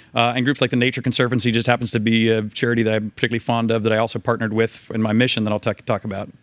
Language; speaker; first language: English; native; English